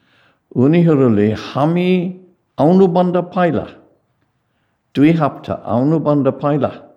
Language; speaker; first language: Nepali; non-native, fluent; English